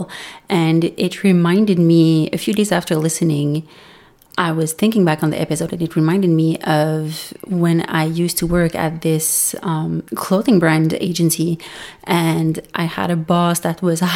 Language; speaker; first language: English; non-native, fluent; French